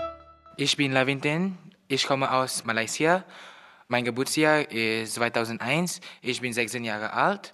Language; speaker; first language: German; non-native, learner; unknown